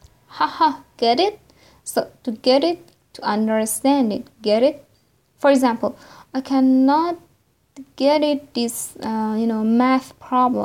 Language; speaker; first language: English; non-native, fluent; Persian